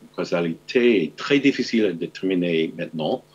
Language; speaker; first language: French; non-native, learner; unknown